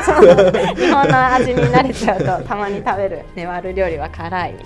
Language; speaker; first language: Japanese; native; Japanese